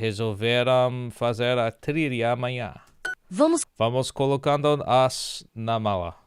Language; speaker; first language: Portuguese; non-native, learner; English